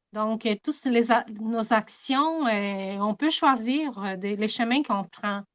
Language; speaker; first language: French; non-native, fluent; Portuguese